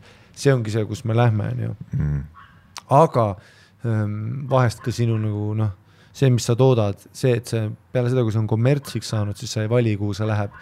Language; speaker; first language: Estonian; native; Estonian